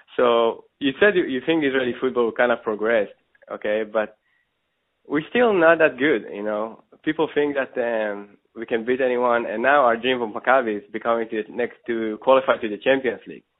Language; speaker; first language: English; non-native, fluent; Hebrew